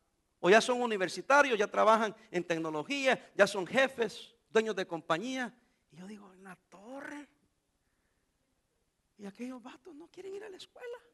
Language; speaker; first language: Spanish; native; Spanish